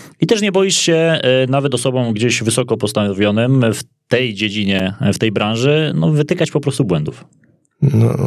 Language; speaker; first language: Polish; native; Polish